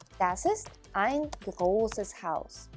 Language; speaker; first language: German; non-native, fluent; Ukrainian